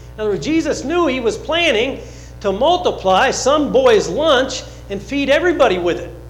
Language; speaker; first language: English; native; English